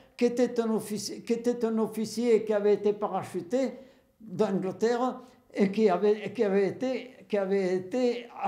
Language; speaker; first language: French; native; French